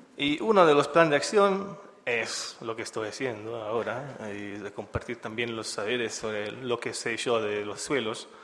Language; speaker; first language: Spanish; non-native, fluent; Italian